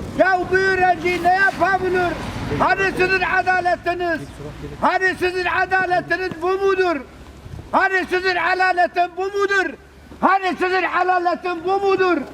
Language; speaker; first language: Turkish; non-native, local second language; Kurdish